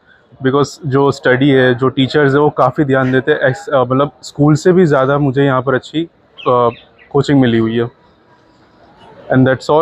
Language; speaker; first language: Hindi; non-native, local second language; Gujarati